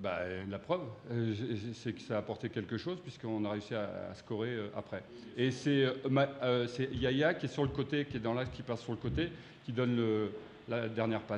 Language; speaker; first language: French; native; French